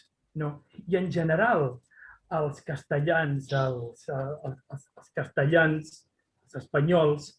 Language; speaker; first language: Catalan; non-native, local second language; Spanish